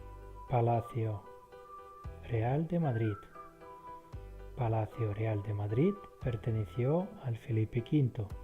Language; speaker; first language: Spanish; non-native, fluent; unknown